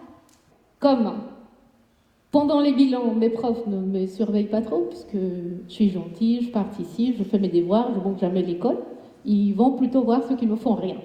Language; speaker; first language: French; non-native, fluent; Spanish